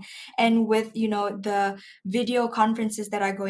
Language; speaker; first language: English; non-native, local second language; Malay